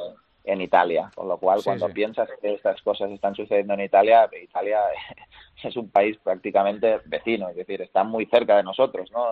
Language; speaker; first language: Spanish; native; Spanish